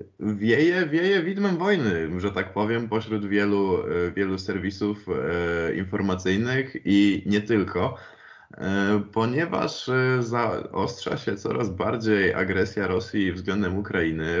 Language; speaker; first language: Polish; native; Polish